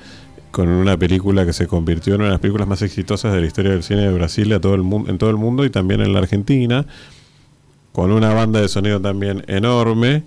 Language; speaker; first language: Spanish; native; Spanish